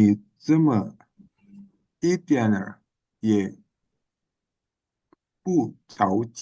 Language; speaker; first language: Chinese; non-native, learner; Indonesian